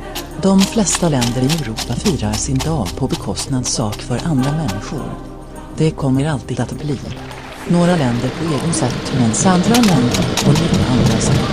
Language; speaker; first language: Swedish; non-native, learner; Croatian